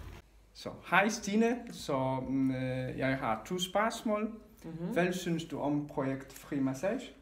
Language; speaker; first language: Danish; non-native, learner; Polish